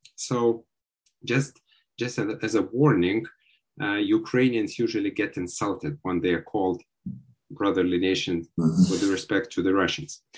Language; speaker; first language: English; non-native, fluent; Lithuanian